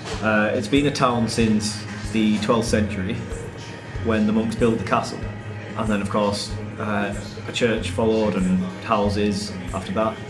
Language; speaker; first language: English; native; English